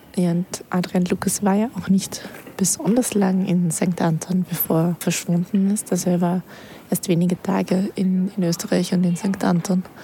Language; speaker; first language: German; native; German